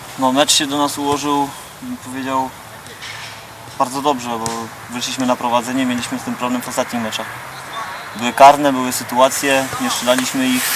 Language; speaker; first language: Polish; native; Polish